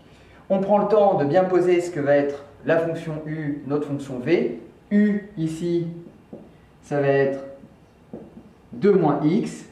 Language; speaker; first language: French; native; French